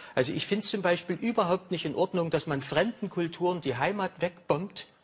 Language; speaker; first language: German; native; German